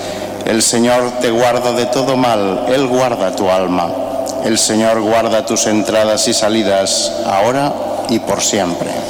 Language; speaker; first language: Spanish; native; Spanish